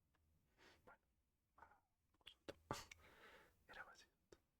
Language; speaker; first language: Basque; non-native, learner; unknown